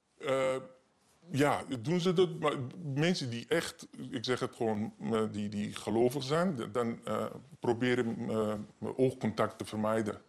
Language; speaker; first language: Dutch; non-native, learner; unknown